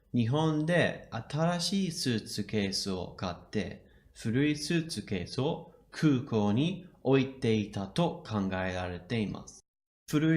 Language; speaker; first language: Japanese; non-native, fluent; English